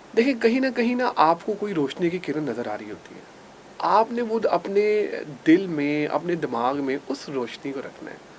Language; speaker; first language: Urdu; non-native, local second language; Punjabi